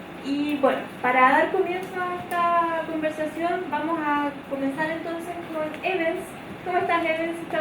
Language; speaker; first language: Spanish; native; Spanish